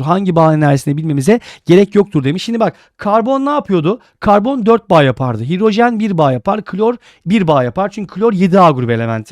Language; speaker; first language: Turkish; native; Turkish